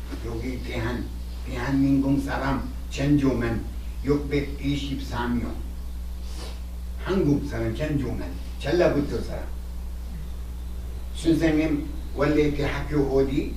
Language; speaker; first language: Korean; non-native, learner; Arabic